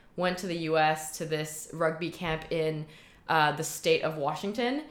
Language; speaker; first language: English; early bilingual, heritage; Chinese